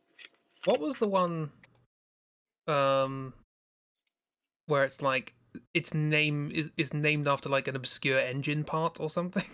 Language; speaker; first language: English; native; English